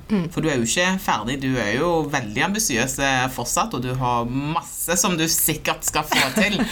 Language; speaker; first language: Norwegian; early bilingual, other home language; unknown